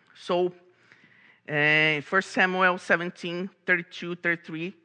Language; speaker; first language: English; non-native, fluent; Portuguese